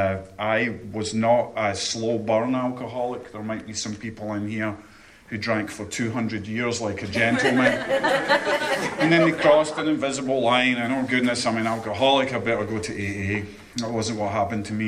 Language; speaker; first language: English; native; English